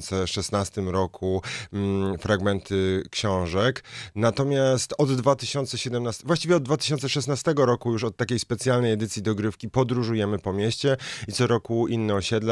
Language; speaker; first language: Polish; native; Polish